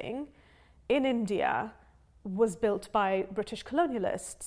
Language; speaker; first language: English; non-native, local second language; Hindi